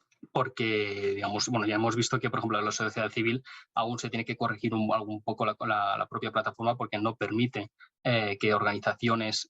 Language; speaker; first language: Spanish; native; Spanish